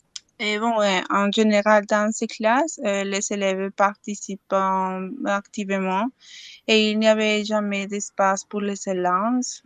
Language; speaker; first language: French; non-native, learner; Spanish